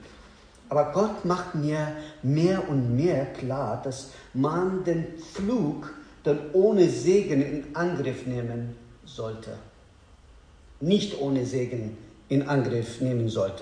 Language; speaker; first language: German; non-native, learner; Azerbaijani